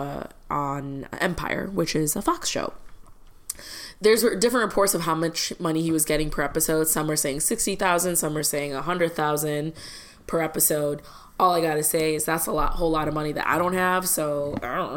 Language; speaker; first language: English; early bilingual, other home language; Malayalam